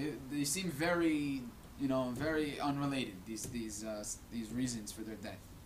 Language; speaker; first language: English; native; English